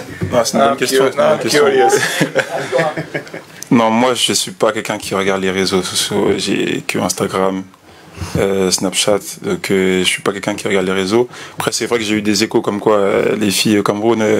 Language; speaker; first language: French; native; French